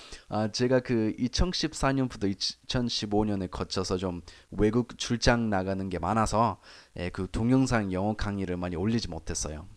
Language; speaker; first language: Korean; non-native, learner; English